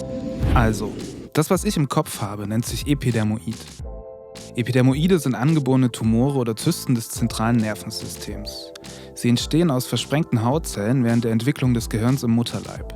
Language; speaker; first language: German; native; German